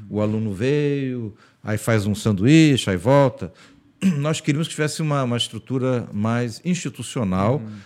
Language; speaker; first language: Portuguese; early bilingual, heritage; Portuguese